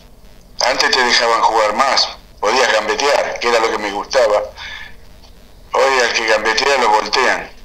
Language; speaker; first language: Spanish; native; Spanish